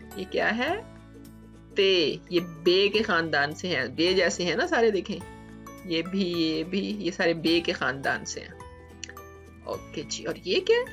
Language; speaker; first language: Urdu; native; Urdu